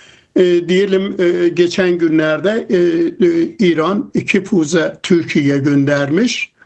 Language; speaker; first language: Turkish; non-native, fluent; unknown